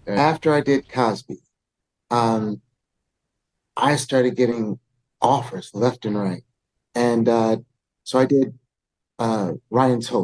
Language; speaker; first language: English; native; English